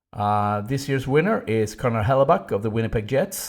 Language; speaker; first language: English; non-native, fluent; Swedish